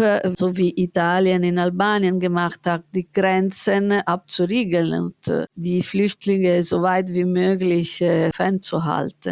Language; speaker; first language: German; non-native, fluent; Italian